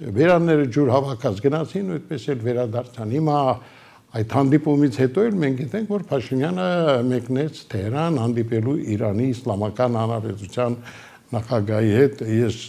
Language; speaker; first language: Armenian; native; Armenian